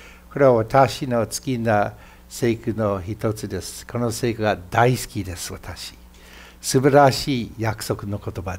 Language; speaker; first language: Japanese; non-native, fluent; English